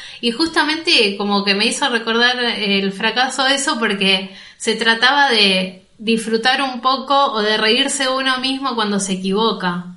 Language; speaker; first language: Spanish; native; Spanish